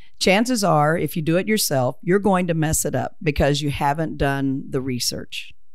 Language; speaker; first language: English; native; English